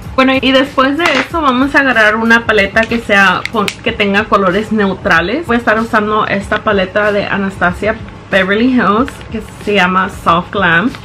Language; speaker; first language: Spanish; early bilingual, heritage; Spanish